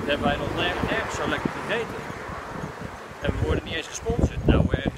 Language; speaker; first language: Dutch; native; Dutch